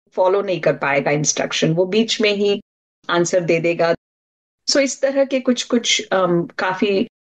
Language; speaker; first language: Hindi; non-native, local second language; Marathi